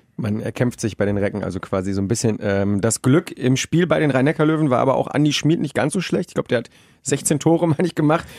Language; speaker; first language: German; native; German